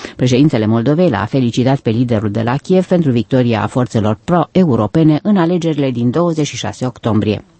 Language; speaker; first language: Romanian; native; Romanian